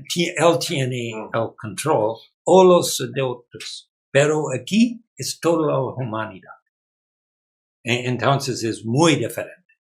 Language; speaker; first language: Spanish; non-native, learner; English